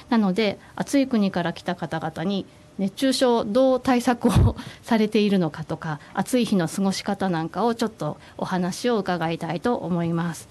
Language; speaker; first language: Japanese; native; Japanese